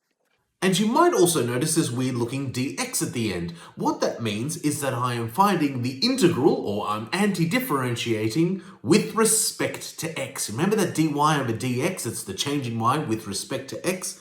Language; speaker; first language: English; native; English